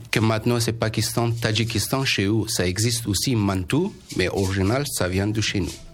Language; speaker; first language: French; non-native, learner; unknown